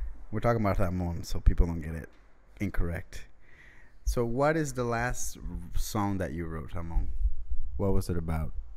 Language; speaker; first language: English; early bilingual, other home language; Spanish